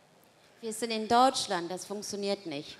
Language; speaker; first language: German; non-native, fluent; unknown